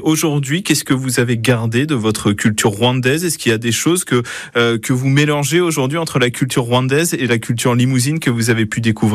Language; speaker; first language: French; native; French